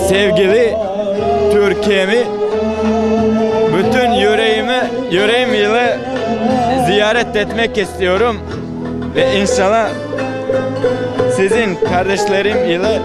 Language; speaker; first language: Turkish; non-native, learner; Bosnian